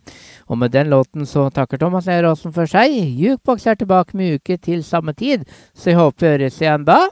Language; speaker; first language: Norwegian; native; Norwegian